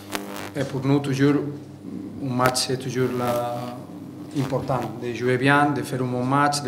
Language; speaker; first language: French; non-native, fluent; Spanish